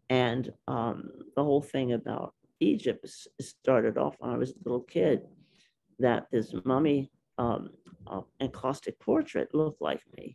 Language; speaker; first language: English; native; English